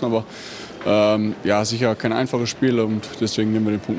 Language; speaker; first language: German; native; German